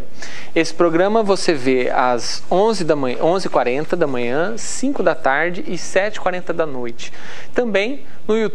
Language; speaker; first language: Portuguese; native; Portuguese